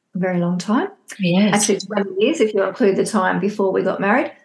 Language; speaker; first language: English; native; English